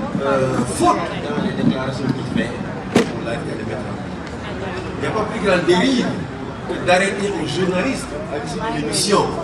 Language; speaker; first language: French; non-native, local second language; Wolof